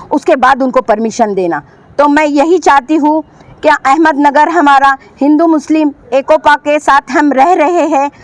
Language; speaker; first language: Hindi; native; Hindi